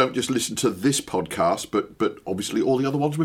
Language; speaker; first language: English; native; English